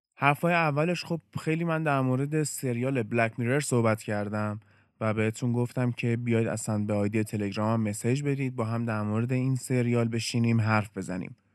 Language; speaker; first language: Persian; native; Persian